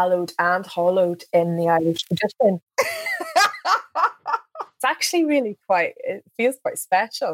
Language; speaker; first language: English; native; English